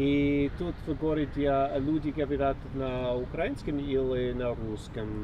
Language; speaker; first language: Russian; non-native, learner; English